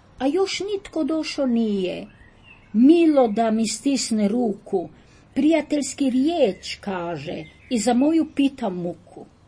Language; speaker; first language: Croatian; native; Croatian